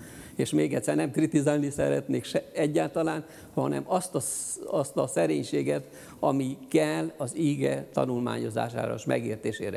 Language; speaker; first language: Hungarian; native; Hungarian